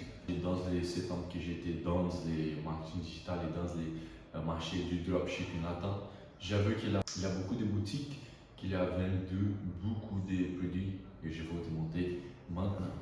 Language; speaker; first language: French; non-native, learner; Portuguese